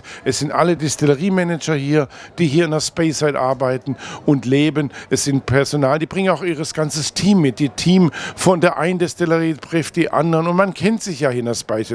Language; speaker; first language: German; native; German